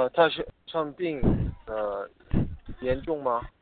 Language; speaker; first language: Chinese; non-native, learner; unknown